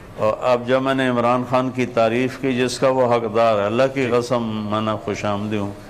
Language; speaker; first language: Urdu; non-native, local second language; Punjabi